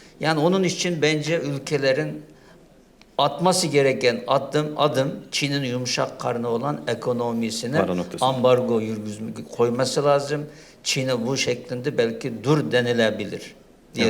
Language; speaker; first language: Turkish; non-native, fluent; Uyghur